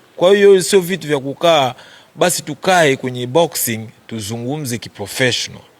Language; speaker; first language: Swahili; native; Swahili